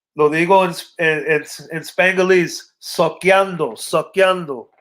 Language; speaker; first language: Spanish; early bilingual, other home language; English